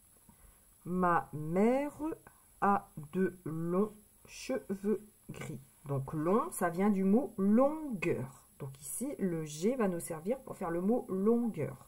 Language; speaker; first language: French; native; French